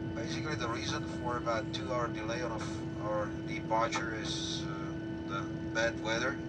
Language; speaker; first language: English; non-native, fluent; Czech